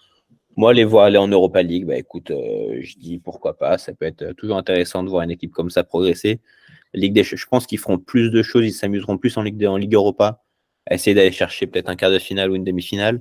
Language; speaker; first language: French; native; French